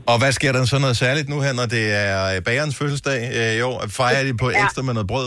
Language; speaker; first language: Danish; native; Danish